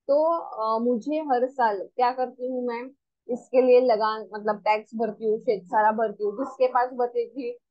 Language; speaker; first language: Hindi; non-native, local second language; Marathi